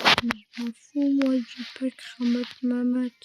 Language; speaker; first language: French; native; French